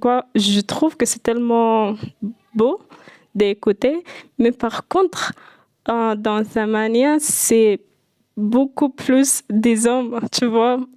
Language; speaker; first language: French; non-native, fluent; Arabic